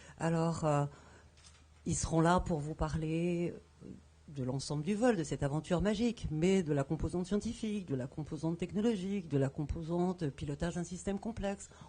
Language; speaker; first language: French; native; French